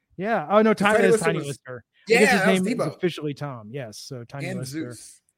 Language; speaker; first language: English; native; English